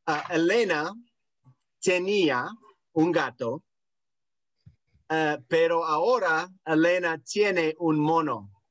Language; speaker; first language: Spanish; non-native, fluent; English